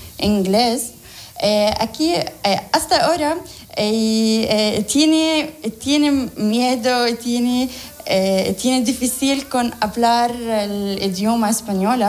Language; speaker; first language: Spanish; non-native, learner; Arabic